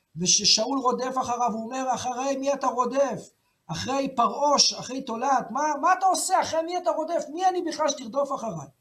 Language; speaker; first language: Hebrew; native; Hebrew